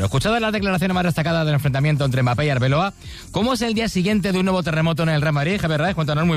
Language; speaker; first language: Spanish; native; Spanish